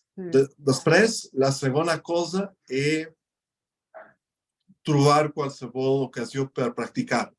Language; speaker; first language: Catalan; non-native, fluent; Spanish